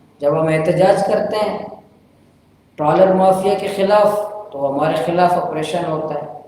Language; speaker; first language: Urdu; non-native, local second language; Baluchi